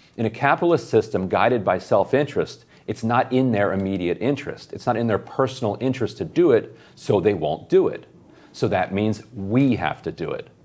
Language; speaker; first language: English; native; English